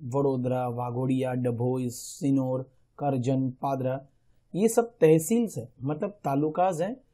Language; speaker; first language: Hindi; non-native, local second language; Gujarati